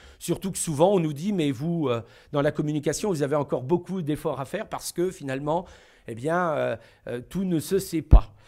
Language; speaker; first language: French; native; French